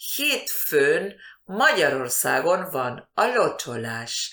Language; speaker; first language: Hungarian; early bilingual, heritage; Hungarian